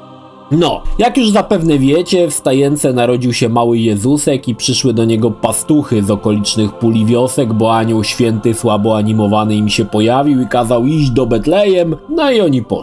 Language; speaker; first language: Polish; native; Polish